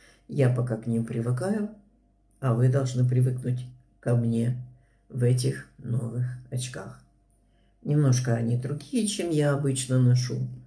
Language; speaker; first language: Russian; native; Russian